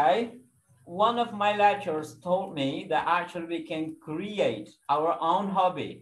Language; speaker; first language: English; non-native, fluent; Indonesian